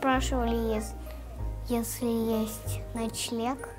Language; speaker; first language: Russian; early bilingual, heritage; Russian